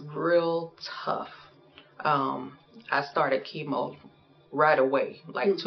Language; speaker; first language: English; native; English